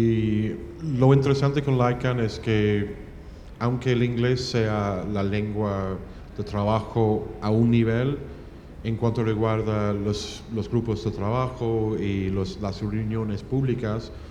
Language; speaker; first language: Spanish; non-native, fluent; English